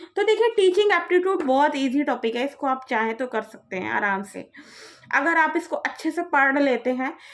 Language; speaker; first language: Hindi; native; Hindi